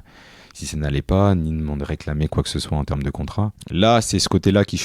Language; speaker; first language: French; native; French